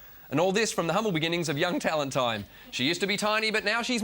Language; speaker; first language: English; native; English